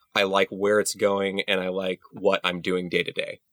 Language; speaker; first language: English; native; English